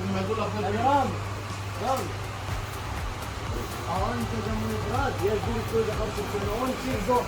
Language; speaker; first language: Russian; non-native, learner; Arabic